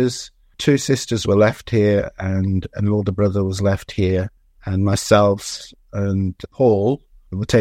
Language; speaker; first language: English; early bilingual, other home language; Jamaican Creole English